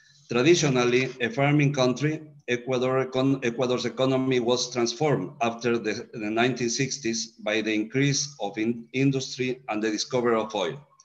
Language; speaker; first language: English; non-native, fluent; Spanish